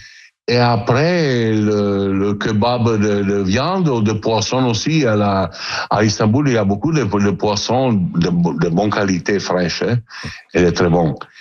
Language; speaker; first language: French; non-native, fluent; Italian